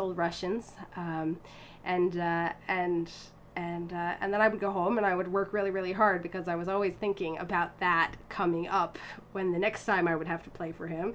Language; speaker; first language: English; native; English